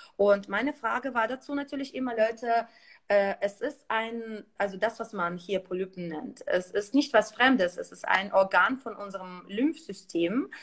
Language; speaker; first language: German; non-native, fluent; Russian